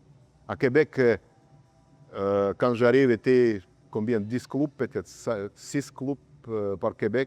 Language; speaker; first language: French; non-native, learner; Russian